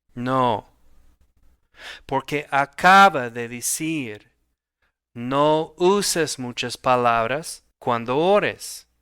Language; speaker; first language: Spanish; non-native, fluent; English